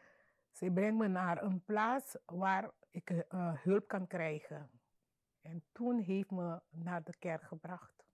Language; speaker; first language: Dutch; non-native, local second language; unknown